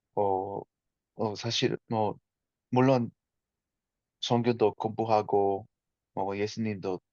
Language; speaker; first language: Korean; non-native, fluent; Spanish